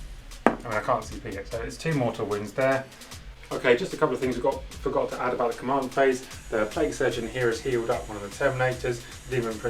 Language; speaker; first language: English; native; English